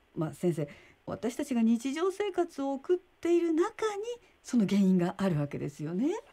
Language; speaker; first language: Japanese; native; Japanese